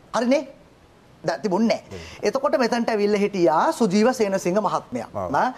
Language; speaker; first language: Sinhala; native; Sinhala